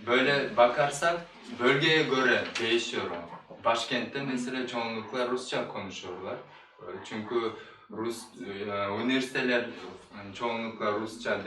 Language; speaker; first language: Turkish; non-native, learner; Kyrgyz